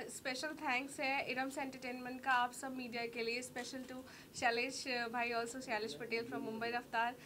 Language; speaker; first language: Hindi; native; Hindi